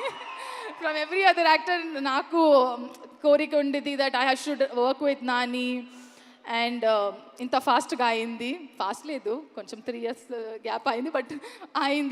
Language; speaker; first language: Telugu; non-native, learner; Kannada